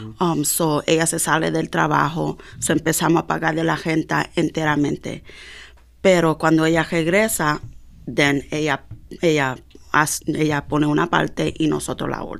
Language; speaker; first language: Spanish; early bilingual, heritage; Spanish